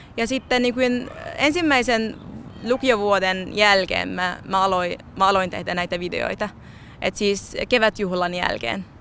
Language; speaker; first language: Finnish; non-native, fluent; Arabic